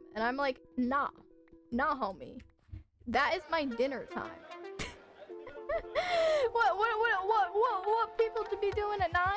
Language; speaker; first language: English; native; English